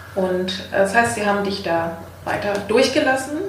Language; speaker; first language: German; native; German